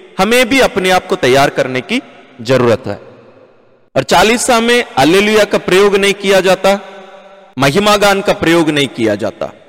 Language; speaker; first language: Hindi; non-native, local second language; Malayalam